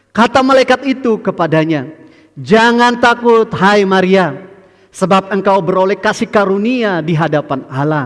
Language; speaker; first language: Indonesian; native; Indonesian